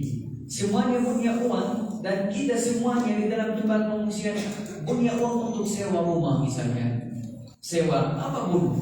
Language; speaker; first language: Indonesian; non-native, fluent; Arabic